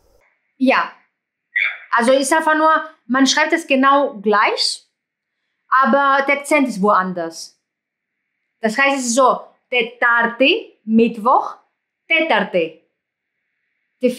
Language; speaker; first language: German; non-native, fluent; Greek